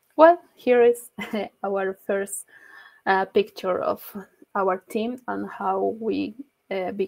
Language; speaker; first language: English; non-native, learner; Spanish